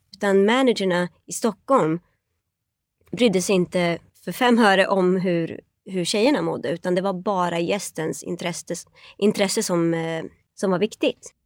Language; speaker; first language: Swedish; early bilingual, other home language; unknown